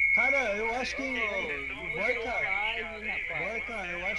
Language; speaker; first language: Portuguese; native; Portuguese